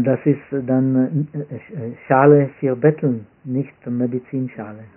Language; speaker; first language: German; non-native, fluent; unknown